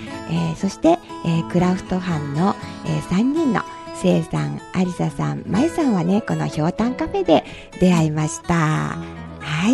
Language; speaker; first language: Japanese; native; Japanese